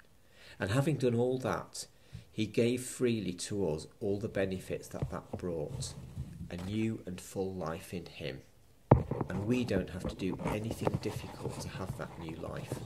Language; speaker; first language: English; native; English